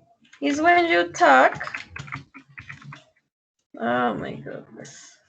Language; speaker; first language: English; non-native, learner; Spanish